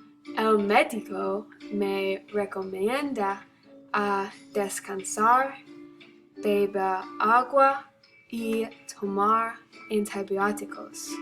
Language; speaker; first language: Spanish; non-native, learner; English